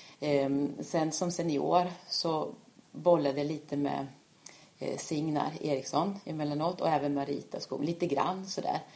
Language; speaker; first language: Swedish; native; Swedish